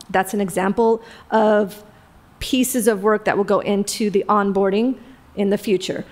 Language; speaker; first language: English; native; English